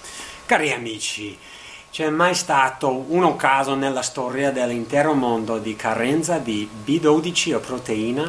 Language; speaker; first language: Italian; non-native, learner; English